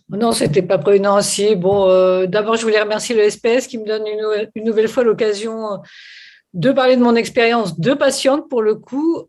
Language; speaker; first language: French; native; French